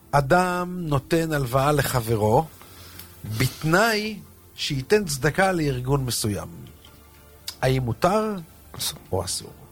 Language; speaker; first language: Hebrew; native; Hebrew